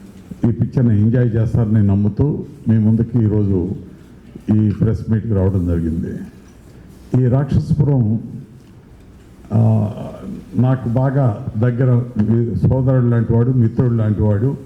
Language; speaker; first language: Telugu; native; Telugu